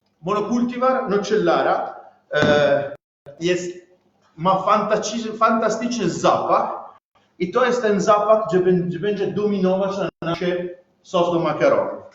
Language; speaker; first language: Polish; non-native, learner; Italian